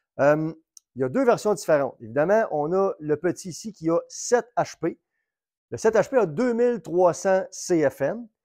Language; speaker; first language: French; native; French